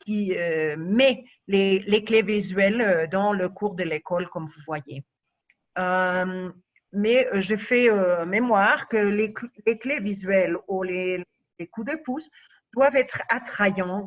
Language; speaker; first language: French; non-native, fluent; Spanish